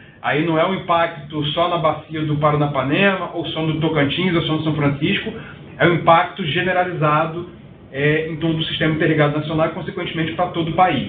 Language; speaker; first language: Portuguese; native; Portuguese